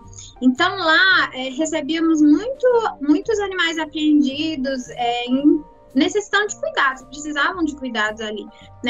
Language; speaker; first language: Portuguese; native; Portuguese